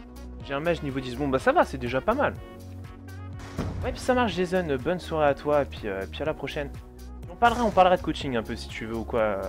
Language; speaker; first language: French; native; French